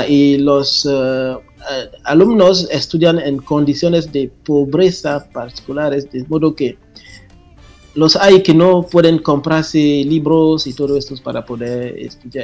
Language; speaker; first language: Spanish; non-native, fluent; French